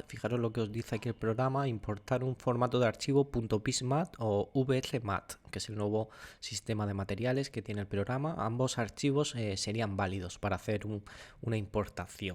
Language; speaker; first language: Spanish; native; Spanish